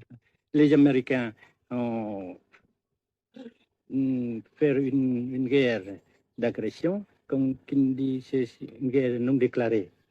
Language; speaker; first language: French; non-native, fluent; Vietnamese